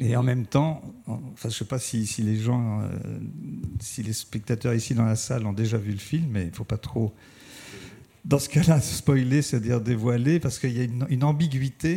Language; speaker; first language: French; native; French